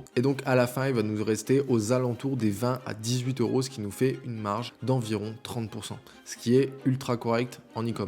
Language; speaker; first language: French; native; French